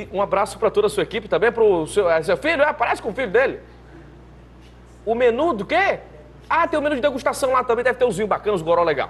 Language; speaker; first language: Portuguese; native; Portuguese